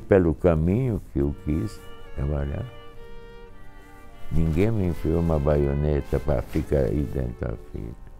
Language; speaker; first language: Portuguese; non-native, fluent; Hungarian